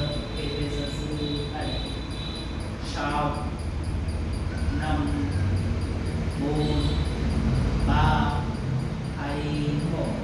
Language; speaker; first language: Vietnamese; non-native, learner; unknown